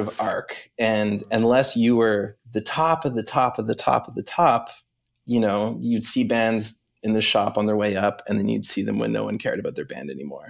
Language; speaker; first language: English; native; English